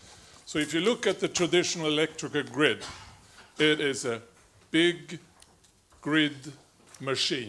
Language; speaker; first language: English; non-native, fluent; Swedish